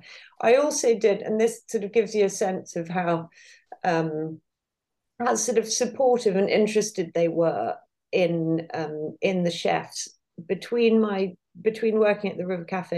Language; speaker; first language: English; native; English